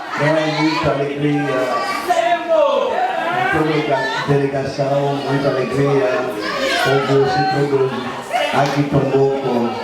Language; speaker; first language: Portuguese; non-native, learner; Lingala